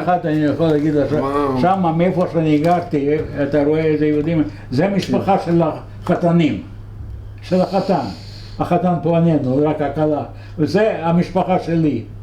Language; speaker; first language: Hebrew; non-native, fluent; Yiddish